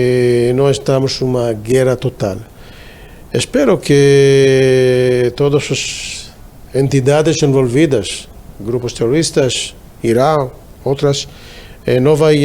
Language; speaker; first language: Portuguese; non-native, fluent; Hebrew